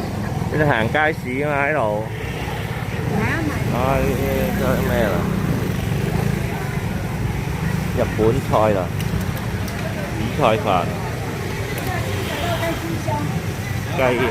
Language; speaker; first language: Chinese; early bilingual, heritage; Cantonese